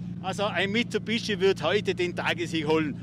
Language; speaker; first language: German; native; German